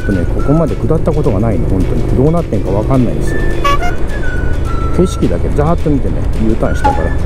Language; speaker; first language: Japanese; native; Japanese